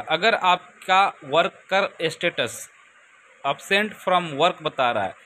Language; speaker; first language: Hindi; native; Hindi